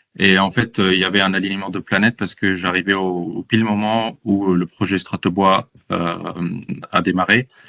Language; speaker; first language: French; non-native, fluent; Arabic